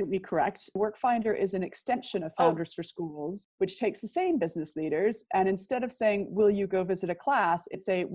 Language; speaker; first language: English; native; English